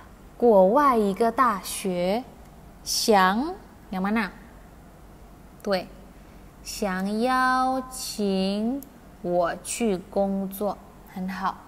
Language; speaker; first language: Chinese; non-native, fluent; Indonesian